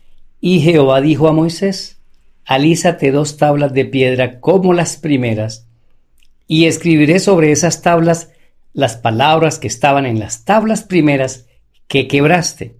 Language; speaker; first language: Spanish; native; Spanish